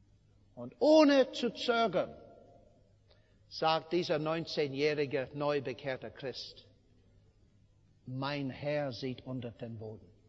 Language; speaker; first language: German; non-native, fluent; English